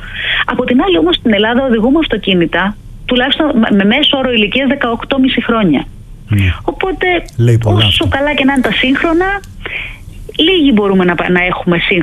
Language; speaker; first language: Greek; native; Greek